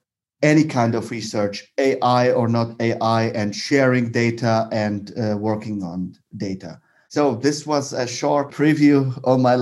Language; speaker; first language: English; non-native, fluent; Arabic